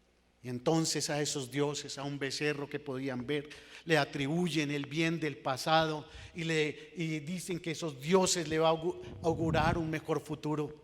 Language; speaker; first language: Spanish; native; Spanish